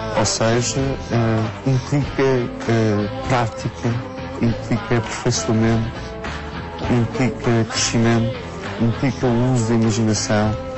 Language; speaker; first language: Portuguese; early bilingual, other home language; Persian